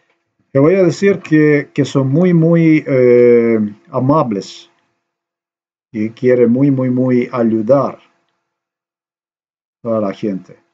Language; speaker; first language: Spanish; non-native, learner; Slovenian